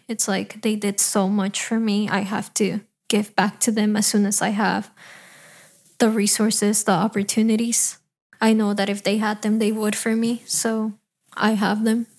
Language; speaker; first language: English; early bilingual, other home language; Spanish